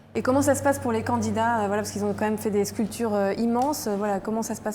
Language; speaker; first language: French; native; French